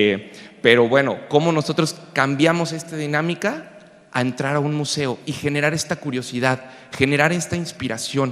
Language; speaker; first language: Spanish; native; Spanish